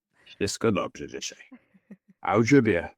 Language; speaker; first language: Polish; non-native, learner; English